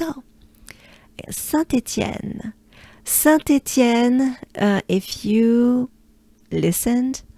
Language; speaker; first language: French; native; French